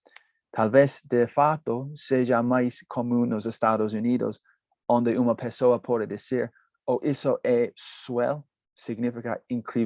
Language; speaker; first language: Portuguese; non-native, learner; English